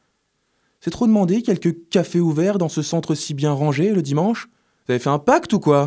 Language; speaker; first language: French; native; French